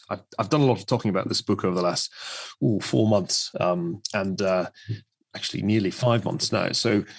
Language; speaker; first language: English; native; English